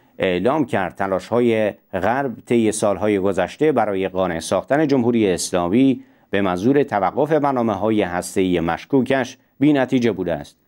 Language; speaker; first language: Persian; non-native, local second language; Central Kurdish